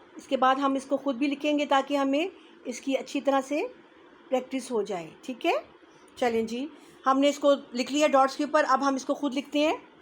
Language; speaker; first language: Urdu; native; Urdu